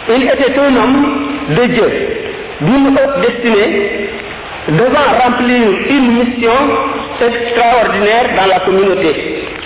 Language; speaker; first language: French; non-native, local second language; Wolof